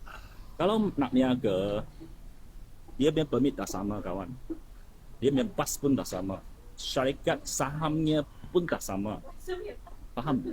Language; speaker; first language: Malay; non-native, local second language; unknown